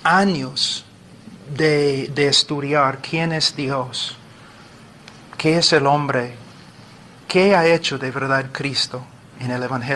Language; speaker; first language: Spanish; non-native, fluent; English